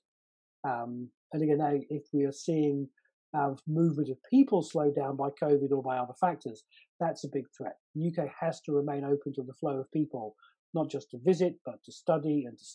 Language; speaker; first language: English; native; English